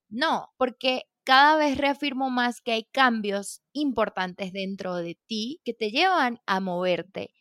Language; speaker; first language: Spanish; native; Spanish